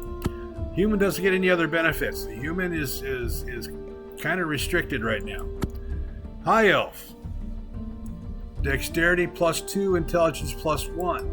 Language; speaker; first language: English; native; English